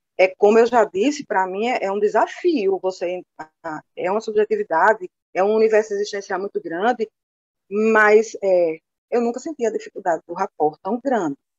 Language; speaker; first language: Portuguese; native; Portuguese